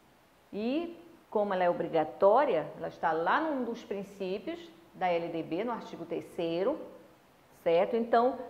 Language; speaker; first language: Portuguese; native; Portuguese